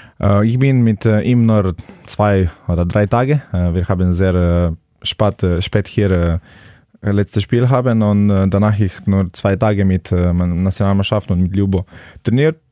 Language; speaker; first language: German; non-native, learner; Slovenian